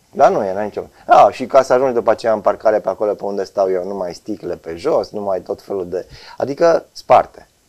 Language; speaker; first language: Romanian; native; Romanian